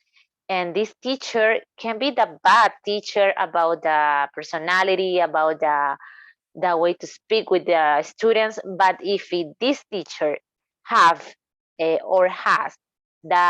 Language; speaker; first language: English; non-native, learner; Spanish